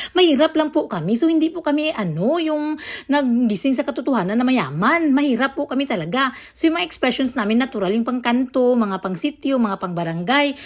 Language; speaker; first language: Filipino; non-native, local second language; Hiligaynon